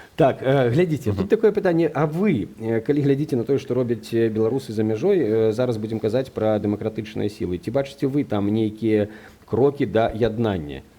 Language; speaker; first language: Belarusian; non-native, local second language; Russian